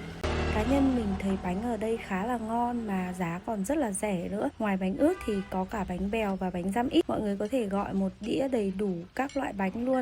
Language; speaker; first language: Vietnamese; native; Vietnamese